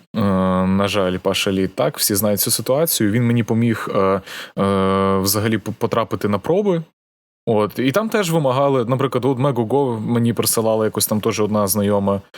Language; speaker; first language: Ukrainian; native; Ukrainian